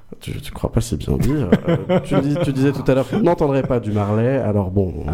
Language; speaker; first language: French; native; French